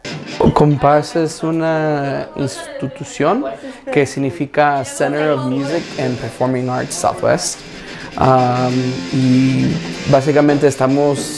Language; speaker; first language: Spanish; early bilingual, other home language; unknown